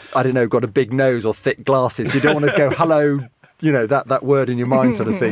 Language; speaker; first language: English; native; English